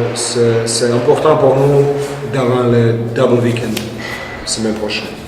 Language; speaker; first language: French; non-native, fluent; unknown